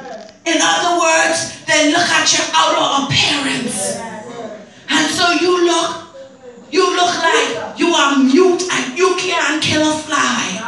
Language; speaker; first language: English; native; English